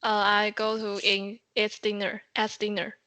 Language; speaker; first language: English; non-native, learner; Chinese